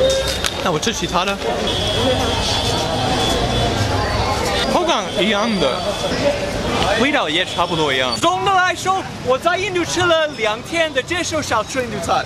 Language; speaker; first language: Chinese; non-native, learner; English